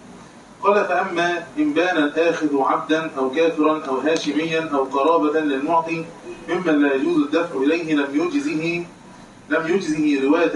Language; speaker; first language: Arabic; native; Arabic